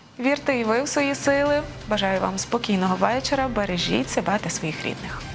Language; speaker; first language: Ukrainian; native; Ukrainian